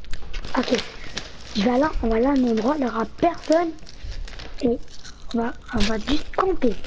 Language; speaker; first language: French; native; French